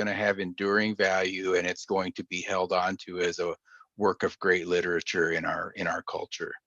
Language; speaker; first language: English; native; English